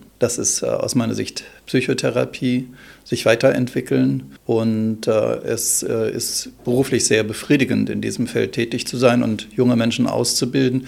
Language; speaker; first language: German; native; German